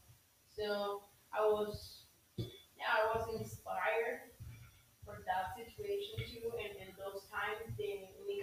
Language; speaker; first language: English; non-native, learner; Spanish